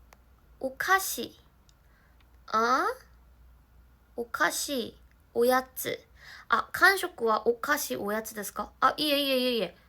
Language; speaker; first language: Japanese; non-native, learner; Korean